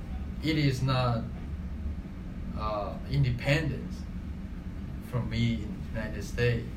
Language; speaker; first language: English; non-native, learner; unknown